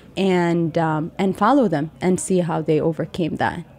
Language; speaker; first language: English; non-native, fluent; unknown